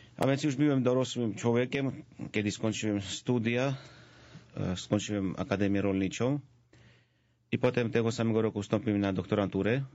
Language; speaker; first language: Polish; non-native, fluent; Georgian